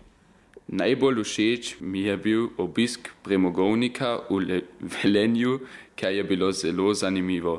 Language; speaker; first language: Slovenian; non-native, learner; German